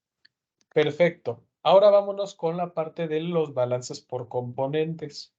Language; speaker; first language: Spanish; native; Spanish